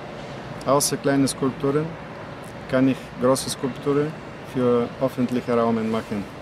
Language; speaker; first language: German; non-native, fluent; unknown